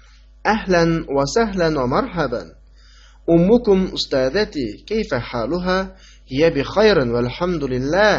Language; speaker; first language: Arabic; non-native, fluent; Uyghur